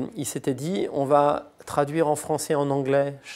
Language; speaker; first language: French; native; French